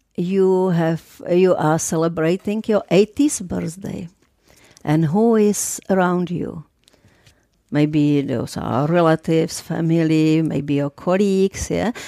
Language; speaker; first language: English; non-native, fluent; Czech